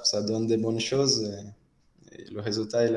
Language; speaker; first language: French; non-native, fluent; Portuguese